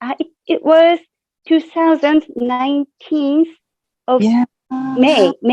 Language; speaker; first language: English; non-native, fluent; Japanese